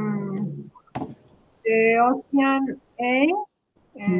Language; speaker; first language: English; non-native, learner; Spanish